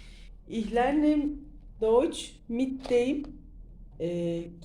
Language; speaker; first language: German; non-native, learner; Turkish